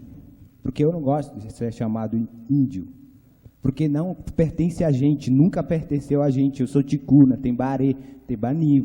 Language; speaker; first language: Portuguese; non-native, local second language; Ticuna